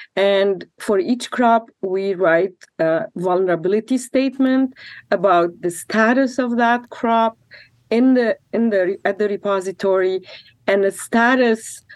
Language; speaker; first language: English; non-native, fluent; Arabic